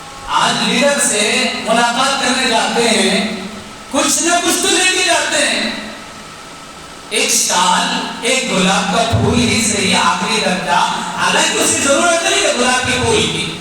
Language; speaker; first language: Urdu; native; Urdu